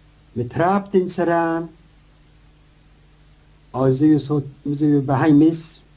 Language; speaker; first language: German; non-native, learner; Yiddish